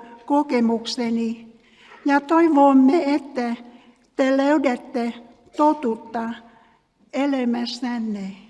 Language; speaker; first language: Finnish; non-native, learner; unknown